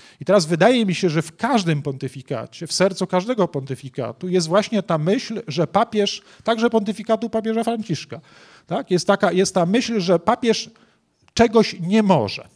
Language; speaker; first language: Polish; native; Polish